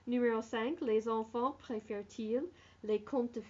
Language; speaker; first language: French; non-native, fluent; English